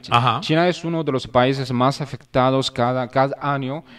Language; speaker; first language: Spanish; non-native, fluent; Chinese